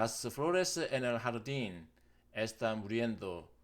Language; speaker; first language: Spanish; non-native, learner; Korean